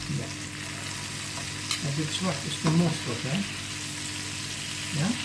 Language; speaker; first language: Dutch; native; Dutch